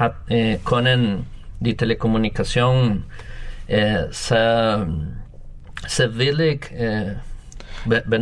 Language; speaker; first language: German; non-native, learner; Spanish